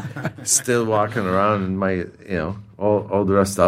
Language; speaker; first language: English; non-native, fluent; Czech